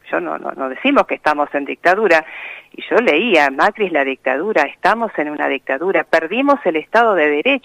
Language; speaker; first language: Spanish; native; Spanish